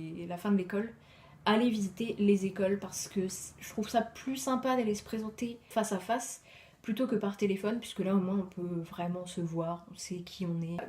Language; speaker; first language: French; native; French